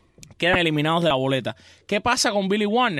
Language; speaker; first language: Spanish; native; Spanish